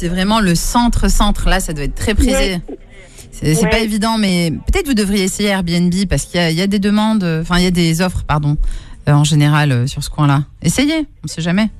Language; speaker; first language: French; native; French